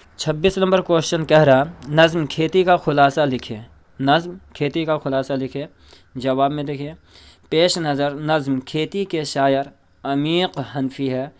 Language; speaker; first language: Urdu; native; Urdu